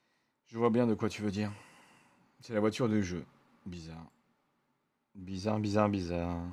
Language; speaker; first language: French; native; French